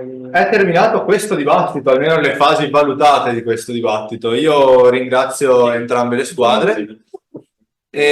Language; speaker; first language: Italian; native; Italian